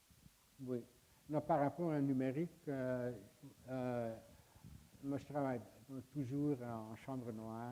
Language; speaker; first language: French; non-native, fluent; Hungarian